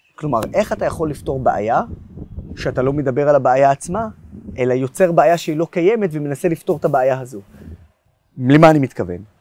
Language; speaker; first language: Hebrew; non-native, local second language; Arabic